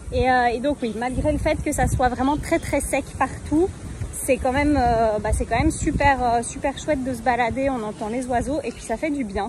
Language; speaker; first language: French; native; French